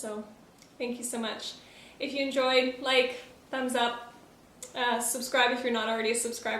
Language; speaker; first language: English; native; English